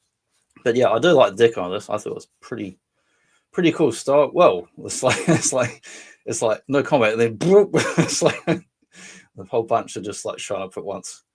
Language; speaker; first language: English; native; English